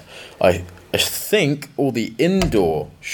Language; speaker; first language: English; native; English